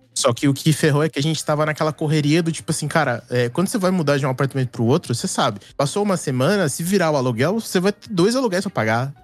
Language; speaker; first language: Portuguese; native; Portuguese